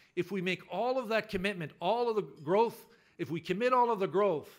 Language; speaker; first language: English; native; English